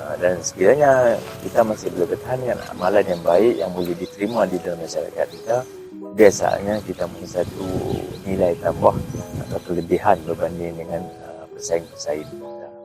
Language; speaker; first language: Malay; native; Malay